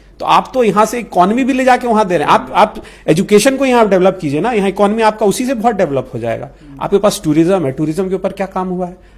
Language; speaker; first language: Hindi; native; Hindi